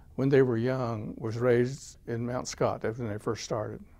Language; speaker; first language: English; native; English